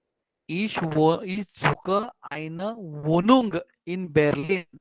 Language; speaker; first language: German; non-native, fluent; Marathi